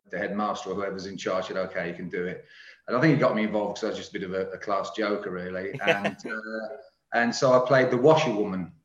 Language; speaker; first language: English; native; English